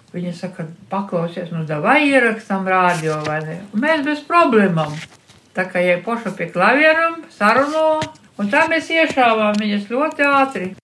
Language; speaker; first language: Latvian; non-native, local second language; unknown